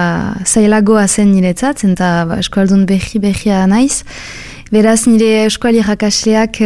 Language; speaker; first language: Basque; non-native, local second language; French